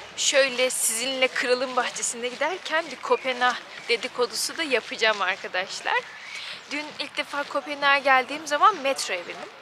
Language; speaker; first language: Turkish; native; Turkish